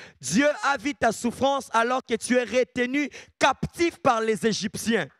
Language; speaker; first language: French; non-native, local second language; Lingala